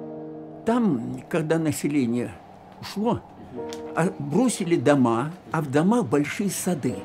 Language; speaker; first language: Russian; native; Russian